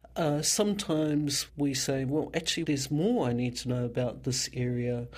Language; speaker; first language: English; native; English